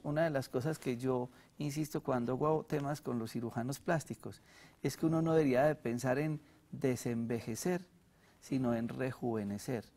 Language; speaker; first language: Spanish; native; Spanish